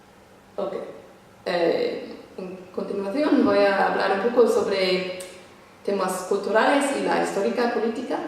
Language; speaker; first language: Spanish; non-native, fluent; English